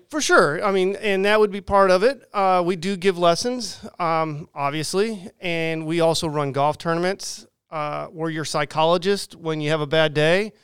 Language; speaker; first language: English; native; English